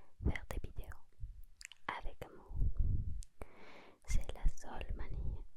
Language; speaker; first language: French; non-native, learner; Spanish